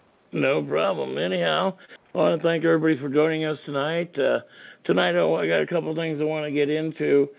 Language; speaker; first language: English; native; English